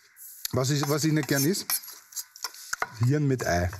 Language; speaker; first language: German; native; German